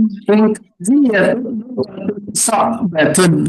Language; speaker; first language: Arabic; non-native, fluent; Indonesian